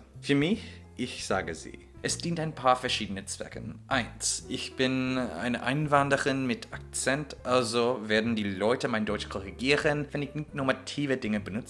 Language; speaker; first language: German; non-native, fluent; English